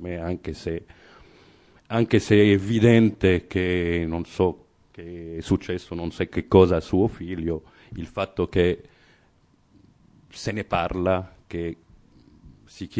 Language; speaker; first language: Italian; non-native, fluent; Arabic